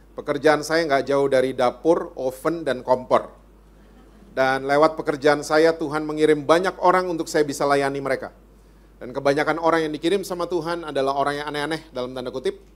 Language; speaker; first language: Indonesian; native; Indonesian